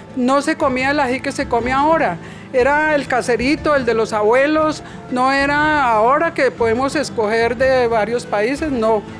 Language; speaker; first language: Spanish; native; Spanish